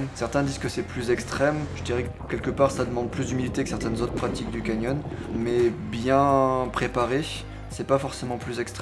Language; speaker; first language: French; native; French